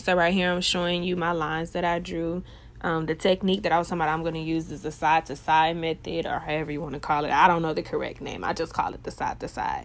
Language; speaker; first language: English; native; English